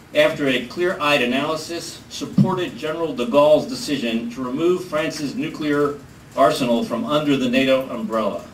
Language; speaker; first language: English; native; English